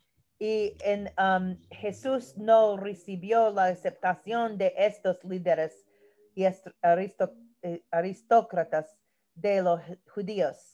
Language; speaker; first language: Spanish; non-native, learner; English